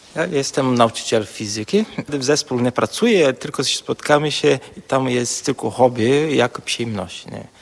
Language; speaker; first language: Polish; early bilingual, heritage; Polish